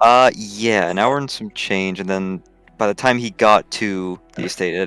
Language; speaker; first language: English; native; English